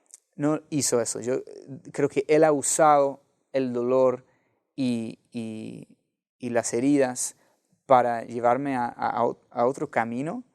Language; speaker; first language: Spanish; non-native, fluent; English